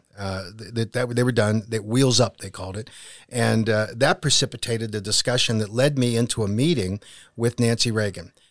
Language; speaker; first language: English; native; English